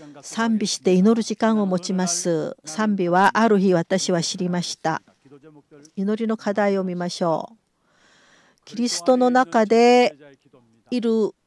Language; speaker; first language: Japanese; non-native, fluent; Korean